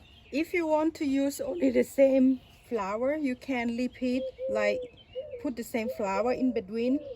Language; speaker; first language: English; non-native, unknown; Thai